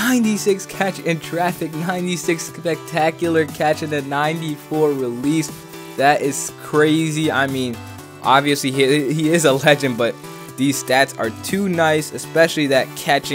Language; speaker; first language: English; native; English